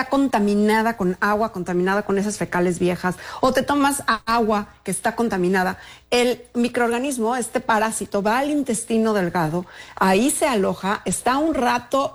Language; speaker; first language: Spanish; native; Spanish